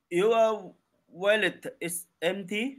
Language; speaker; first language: English; non-native, learner; Chinese